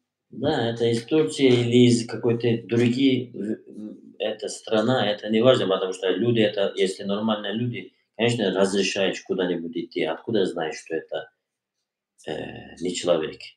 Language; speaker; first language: Russian; non-native, learner; Turkish